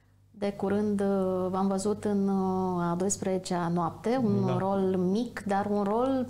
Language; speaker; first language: Romanian; native; Romanian